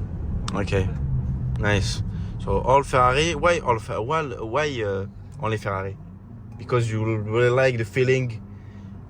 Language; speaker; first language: English; non-native, learner; French